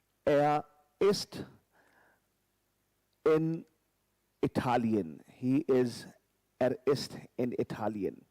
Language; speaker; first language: German; non-native, fluent; Hindi